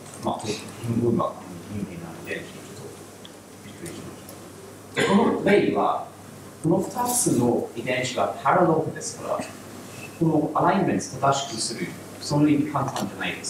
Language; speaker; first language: Japanese; non-native, learner; English